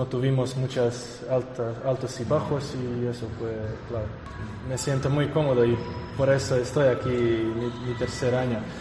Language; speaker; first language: Spanish; non-native, fluent; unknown